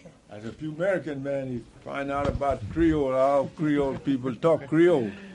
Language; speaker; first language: English; early bilingual, other home language; French